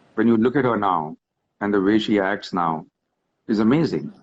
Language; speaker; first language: English; non-native, local second language; Hindi